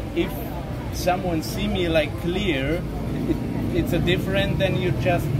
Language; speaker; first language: English; non-native, learner; German